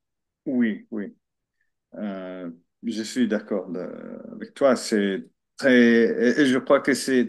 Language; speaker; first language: French; non-native, learner; Finnish